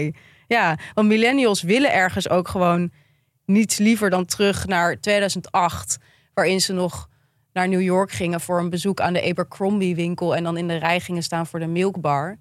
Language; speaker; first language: Dutch; native; Dutch